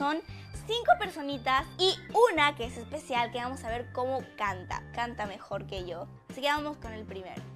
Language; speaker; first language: Spanish; native; Spanish